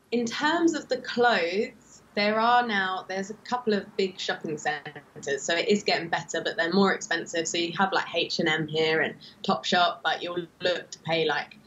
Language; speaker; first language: English; native; English